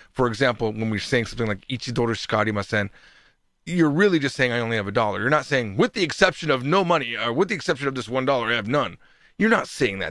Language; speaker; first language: English; native; English